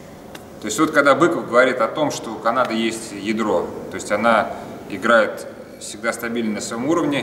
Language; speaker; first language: Russian; native; Russian